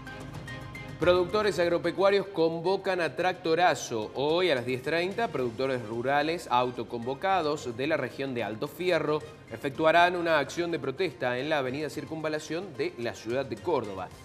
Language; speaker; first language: Spanish; native; Spanish